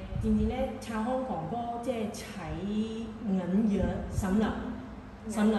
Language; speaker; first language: Thai; non-native, learner; Cantonese